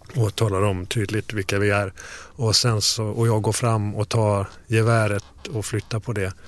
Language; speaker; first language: Swedish; native; Swedish